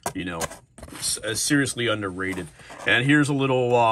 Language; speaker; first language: English; native; English